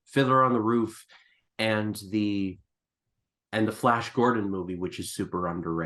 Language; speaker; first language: English; native; English